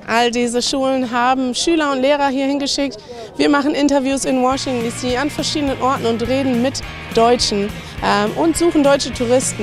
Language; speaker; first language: German; native; German